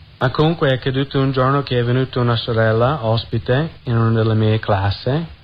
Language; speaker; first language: Italian; non-native, fluent; English